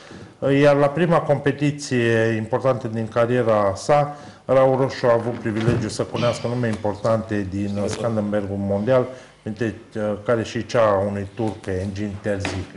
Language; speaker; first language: Romanian; native; Romanian